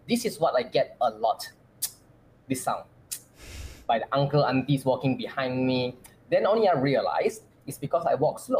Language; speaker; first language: English; non-native, local second language; Chinese